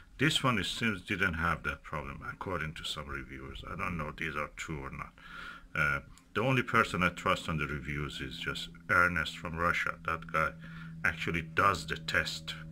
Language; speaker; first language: English; non-native, fluent; Persian